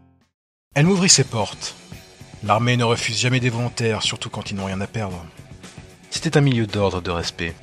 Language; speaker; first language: French; native; French